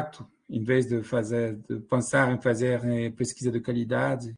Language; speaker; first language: Portuguese; non-native, fluent; French